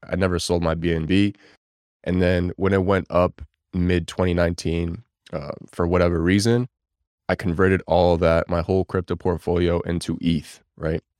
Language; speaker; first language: English; early bilingual, other home language; Bulgarian